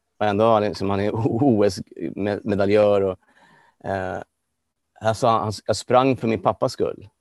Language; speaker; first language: Swedish; non-native, fluent; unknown